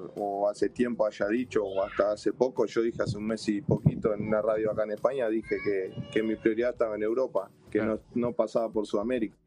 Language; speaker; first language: Spanish; native; Spanish